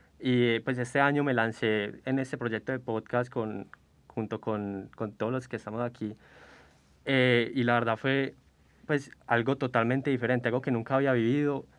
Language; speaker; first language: Spanish; native; Spanish